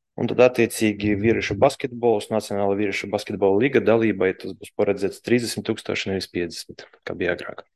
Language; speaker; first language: Latvian; non-native, local second language; Russian